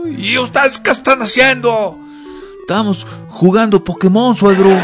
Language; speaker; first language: Spanish; native; Spanish